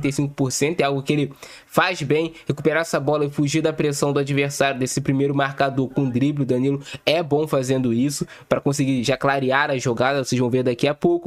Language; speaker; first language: Portuguese; native; Portuguese